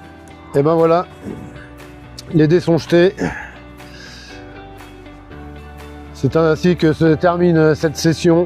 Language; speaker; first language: French; native; French